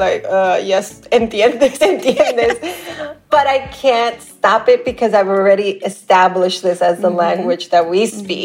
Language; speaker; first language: English; native; English